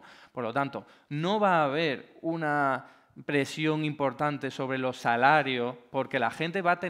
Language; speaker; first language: Spanish; native; Spanish